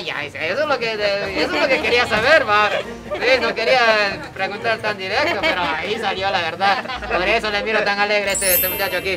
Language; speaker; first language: Spanish; non-native, fluent; Japanese